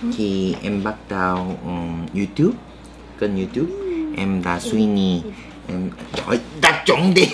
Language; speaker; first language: Vietnamese; non-native, learner; Korean